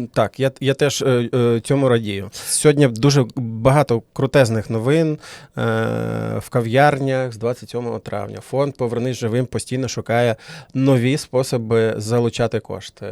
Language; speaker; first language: Ukrainian; native; Ukrainian